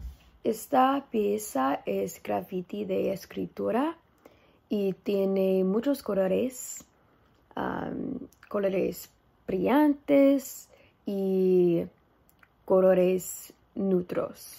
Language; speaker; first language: Spanish; non-native, learner; English